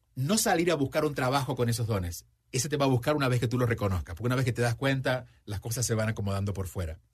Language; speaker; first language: Spanish; native; Spanish